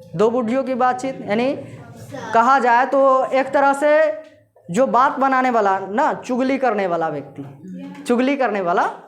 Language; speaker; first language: Hindi; native; Hindi